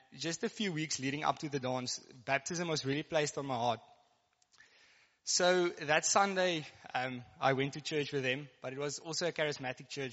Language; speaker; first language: English; non-native, local second language; Afrikaans